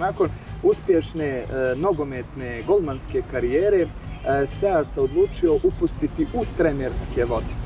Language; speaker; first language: Serbian; native; Serbian